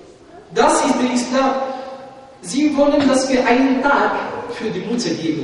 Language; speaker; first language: German; non-native, fluent; Arabic